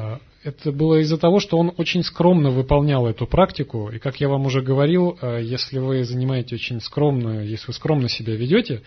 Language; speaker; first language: Russian; native; Russian